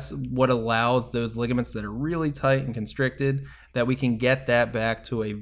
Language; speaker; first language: English; native; English